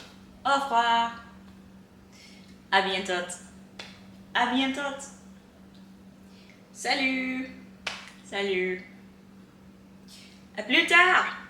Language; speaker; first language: French; non-native, learner; English